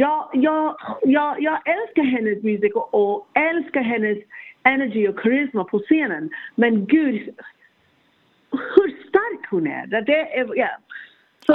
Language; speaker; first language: Swedish; non-native, learner; English